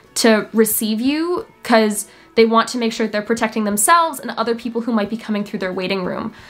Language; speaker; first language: English; native; English